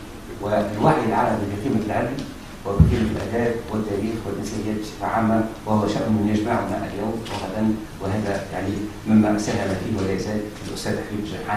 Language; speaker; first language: Arabic; native; Arabic